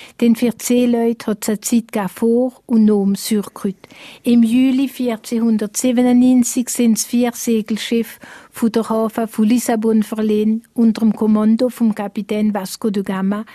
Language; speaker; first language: German; non-native, local second language; Swiss German